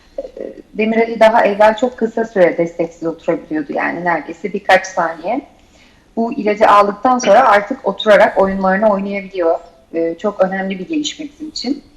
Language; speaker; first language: Turkish; native; Turkish